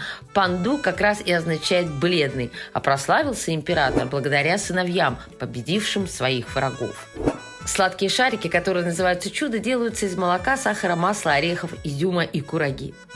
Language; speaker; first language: Russian; native; Russian